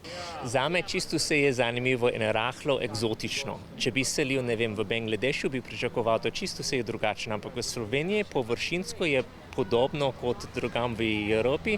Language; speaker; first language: Slovenian; non-native, learner; English